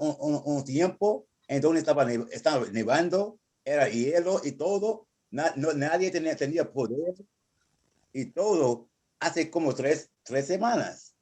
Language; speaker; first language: Spanish; non-native, fluent; English